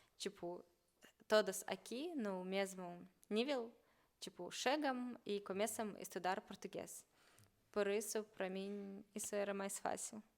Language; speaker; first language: Portuguese; non-native, learner; Russian